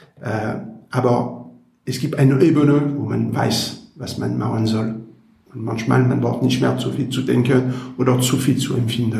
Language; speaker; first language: German; non-native, learner; French